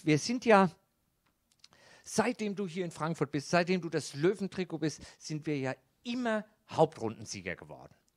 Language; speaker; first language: German; native; German